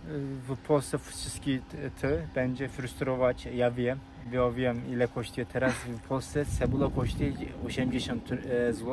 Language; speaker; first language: Polish; non-native, learner; Turkish